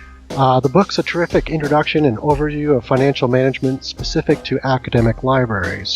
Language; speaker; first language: English; native; English